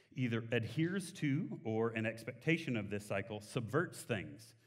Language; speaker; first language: English; native; English